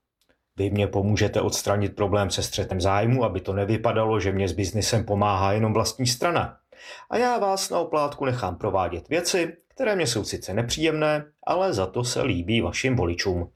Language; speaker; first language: Czech; native; Czech